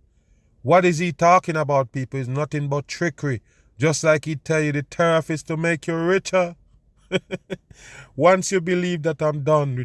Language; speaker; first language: English; native; English